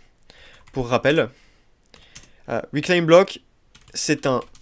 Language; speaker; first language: French; native; French